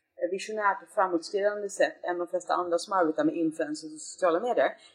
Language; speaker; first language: Swedish; native; Swedish